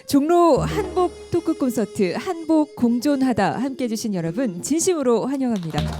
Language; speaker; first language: Korean; native; Korean